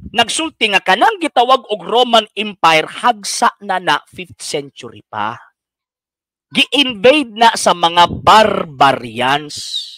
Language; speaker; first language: Cebuano; native; Cebuano